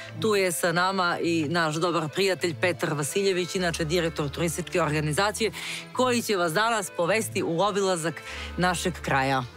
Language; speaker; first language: Serbian; native; Serbian